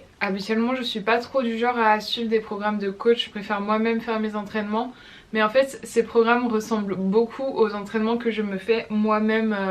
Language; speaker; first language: French; native; French